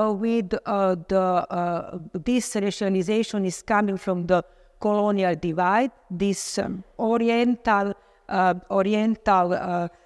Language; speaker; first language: English; non-native, fluent; Slovenian